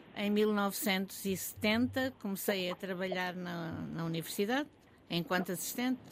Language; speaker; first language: Portuguese; native; Portuguese